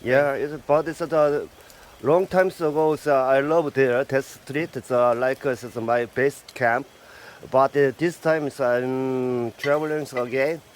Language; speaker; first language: English; non-native, learner; Korean